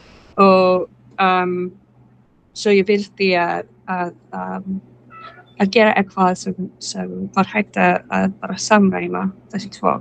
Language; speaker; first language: Icelandic; non-native, fluent; English